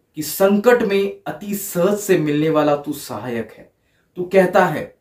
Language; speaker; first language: Hindi; non-native, local second language; Marathi